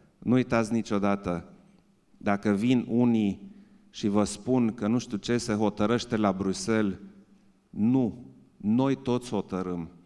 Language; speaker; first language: Romanian; non-native, local second language; German